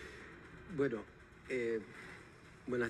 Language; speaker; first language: Spanish; native; Spanish